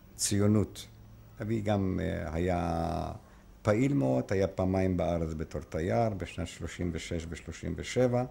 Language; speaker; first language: Hebrew; non-native, fluent; Ukrainian